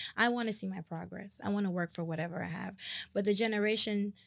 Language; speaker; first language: English; native; English